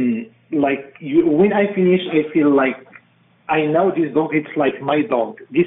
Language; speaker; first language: English; non-native, learner; French